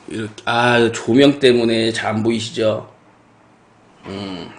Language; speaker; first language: Korean; native; Korean